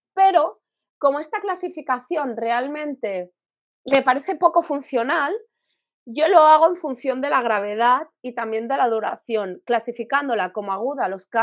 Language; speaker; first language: Spanish; native; Spanish